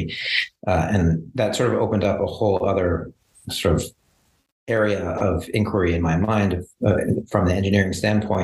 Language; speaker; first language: English; native; English